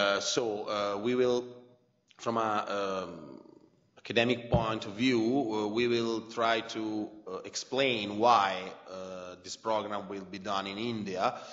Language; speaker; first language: English; non-native, fluent; Italian